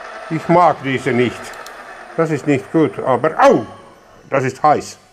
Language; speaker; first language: German; non-native, learner; Finnish